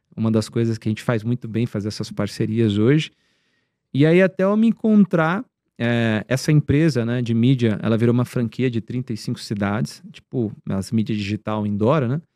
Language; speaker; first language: Portuguese; native; Portuguese